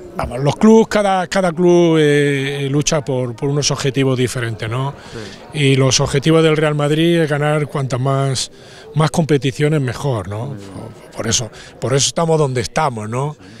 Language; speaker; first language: Spanish; native; Spanish